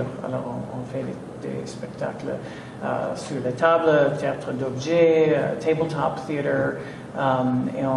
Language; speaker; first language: French; non-native, fluent; English